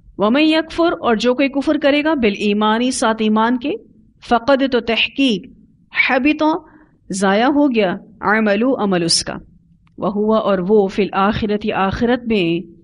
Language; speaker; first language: Urdu; native; Urdu